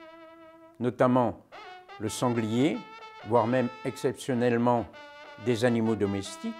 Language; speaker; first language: French; native; French